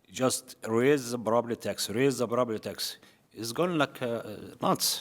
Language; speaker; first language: English; non-native, learner; Arabic